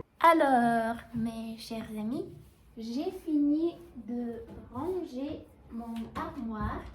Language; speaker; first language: French; non-native, learner; Russian